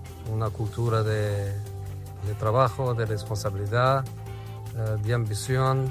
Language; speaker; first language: Spanish; non-native, fluent; Portuguese